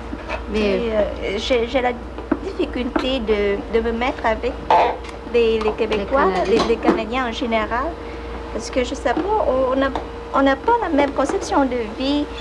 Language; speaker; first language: French; non-native, fluent; Vietnamese